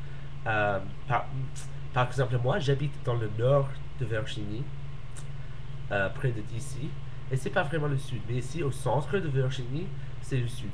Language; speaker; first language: French; non-native, learner; English